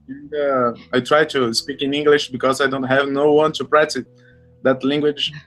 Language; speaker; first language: English; non-native, learner; Portuguese